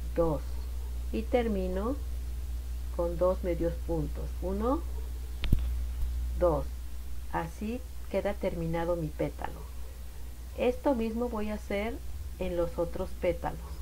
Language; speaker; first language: Spanish; native; Spanish